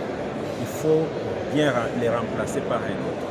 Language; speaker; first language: French; non-native, local second language; Swahili